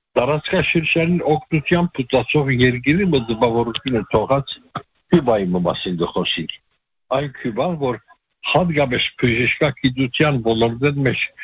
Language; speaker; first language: Armenian; native; Armenian